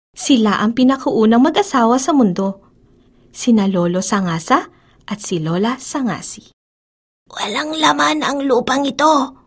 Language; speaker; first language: Filipino; native; Filipino